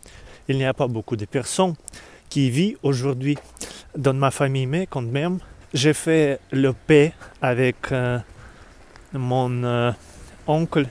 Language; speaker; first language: French; non-native, learner; Russian